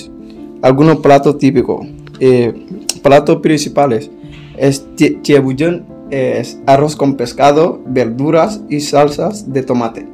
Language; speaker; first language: Spanish; non-native, learner; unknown